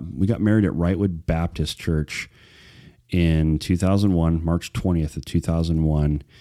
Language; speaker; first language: English; native; English